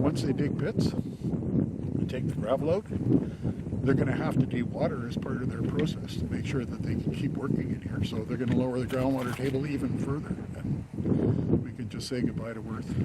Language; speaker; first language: English; native; English